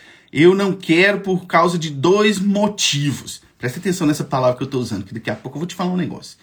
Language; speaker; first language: Portuguese; native; Portuguese